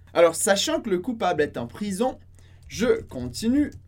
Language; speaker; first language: French; non-native, fluent; Portuguese